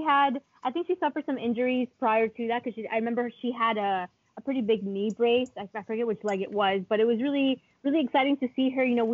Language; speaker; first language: English; non-native, fluent; Spanish